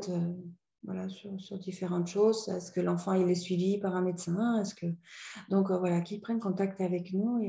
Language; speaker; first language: French; native; French